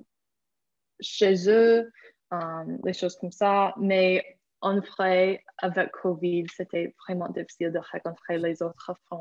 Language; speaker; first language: French; non-native, fluent; English